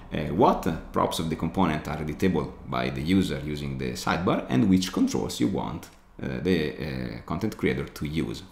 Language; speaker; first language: English; non-native, fluent; Italian